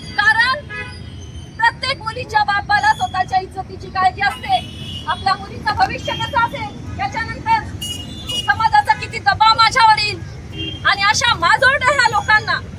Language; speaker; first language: Marathi; native; Marathi